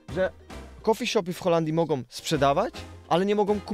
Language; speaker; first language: Polish; early bilingual, other home language; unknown